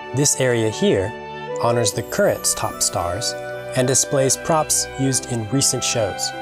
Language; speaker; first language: English; native; English